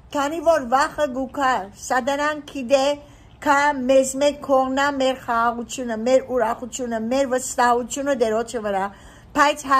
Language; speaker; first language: Armenian; early bilingual, heritage; Armenian